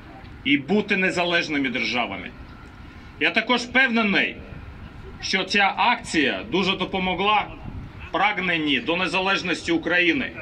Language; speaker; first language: Ukrainian; non-native, fluent; Latvian